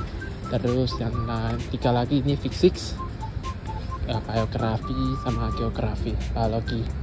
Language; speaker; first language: Indonesian; non-native, fluent; Chinese